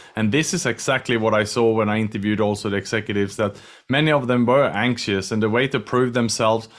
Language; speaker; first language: English; non-native, fluent; Swedish